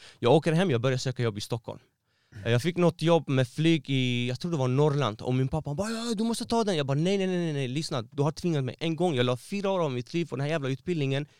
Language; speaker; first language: Swedish; non-native, fluent; Persian